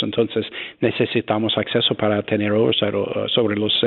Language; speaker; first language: Spanish; non-native, fluent; English